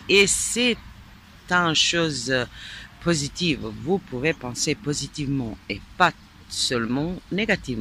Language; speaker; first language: French; non-native, fluent; Serbian